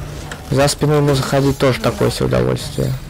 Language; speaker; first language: Russian; native; Russian